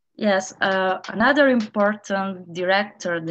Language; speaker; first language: English; non-native, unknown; Italian